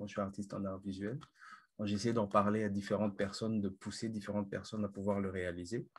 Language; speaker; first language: French; non-native, local second language; Lingala